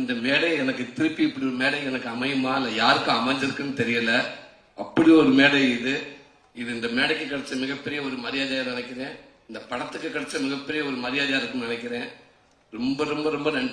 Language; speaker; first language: Tamil; native; Tamil